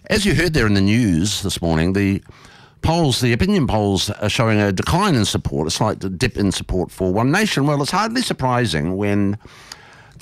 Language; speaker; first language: English; native; English